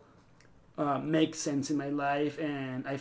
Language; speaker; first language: English; non-native, fluent; Spanish